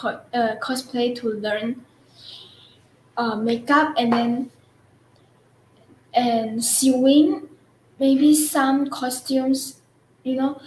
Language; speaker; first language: English; non-native, local second language; Chinese